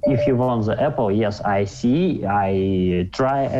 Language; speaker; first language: English; non-native, learner; Russian